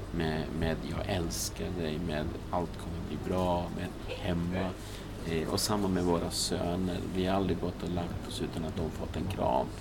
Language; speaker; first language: Swedish; early bilingual, other home language; Spanish